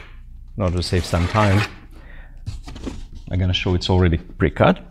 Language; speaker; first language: English; non-native, fluent; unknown